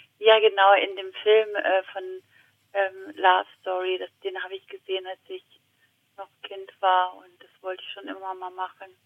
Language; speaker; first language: German; early bilingual, other home language; Italian